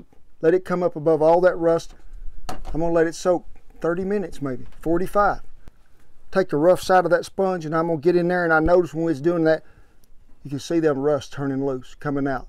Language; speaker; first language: English; native; English